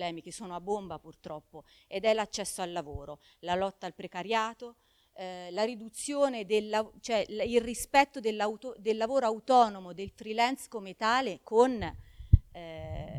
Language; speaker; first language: Italian; native; Italian